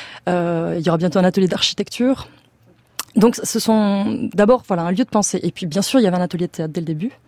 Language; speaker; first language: French; native; French